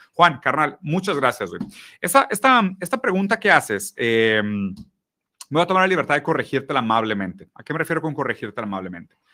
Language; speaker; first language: Spanish; early bilingual, other home language; Portuguese